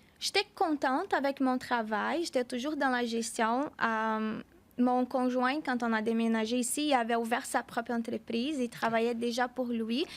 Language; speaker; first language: French; non-native, fluent; Portuguese